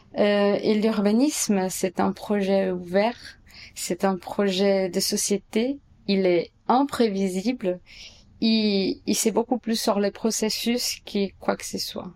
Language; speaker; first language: French; non-native, fluent; Portuguese